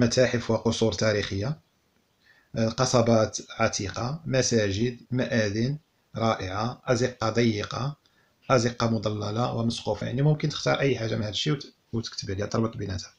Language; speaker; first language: Arabic; native; Arabic